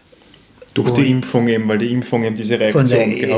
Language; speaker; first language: German; native; German